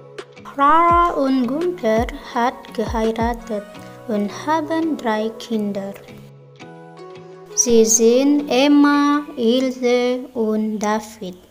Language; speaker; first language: German; non-native, learner; Indonesian